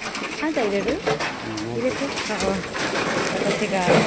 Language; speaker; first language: Japanese; non-native, learner; Filipino